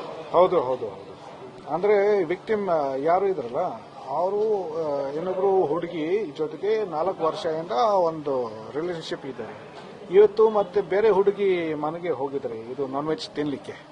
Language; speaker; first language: Kannada; non-native, fluent; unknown